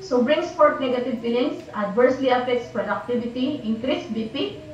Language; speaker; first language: English; non-native, local second language; Filipino